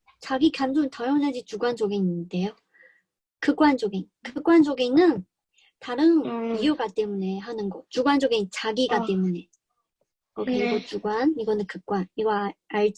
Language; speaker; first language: Korean; non-native, learner; Chinese